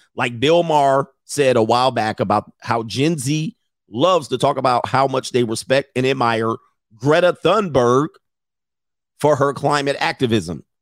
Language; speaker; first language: English; native; English